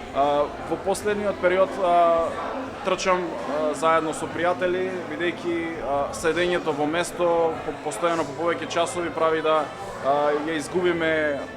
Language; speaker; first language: Macedonian; native; Macedonian